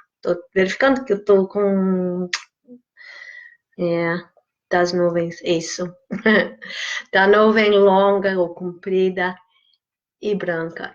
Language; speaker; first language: Portuguese; non-native, fluent; English